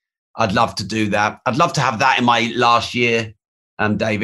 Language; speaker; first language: English; native; English